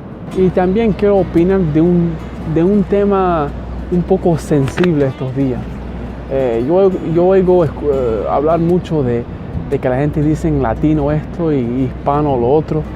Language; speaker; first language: Spanish; early bilingual, heritage; Spanish